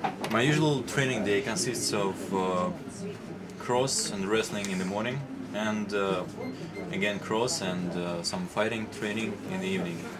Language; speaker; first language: English; non-native, fluent; Russian